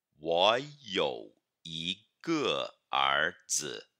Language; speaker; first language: Chinese; non-native, fluent; Portuguese